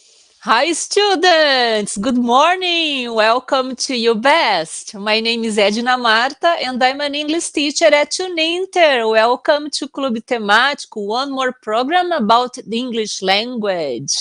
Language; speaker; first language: English; non-native, fluent; Portuguese